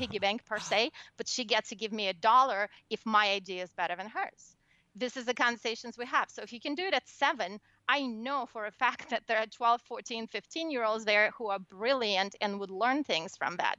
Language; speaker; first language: English; non-native, fluent; Russian